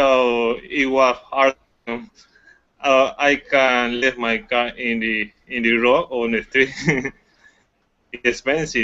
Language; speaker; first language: English; non-native, learner; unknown